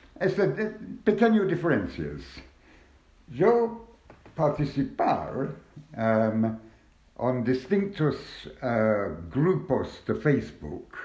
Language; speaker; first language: Spanish; non-native, learner; English